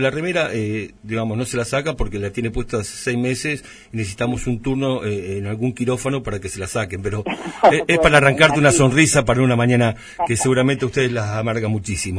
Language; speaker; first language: Spanish; native; Spanish